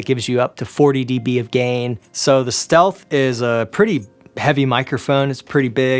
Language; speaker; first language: English; native; English